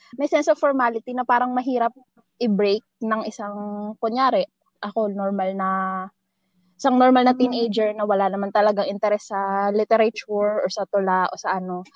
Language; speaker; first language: Filipino; native; Filipino